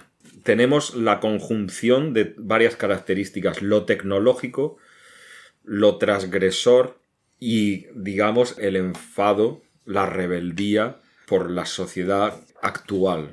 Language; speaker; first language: Spanish; native; Spanish